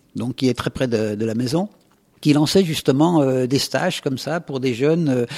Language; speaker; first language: French; native; French